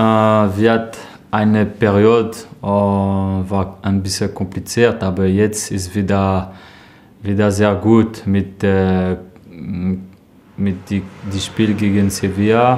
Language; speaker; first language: German; non-native, learner; French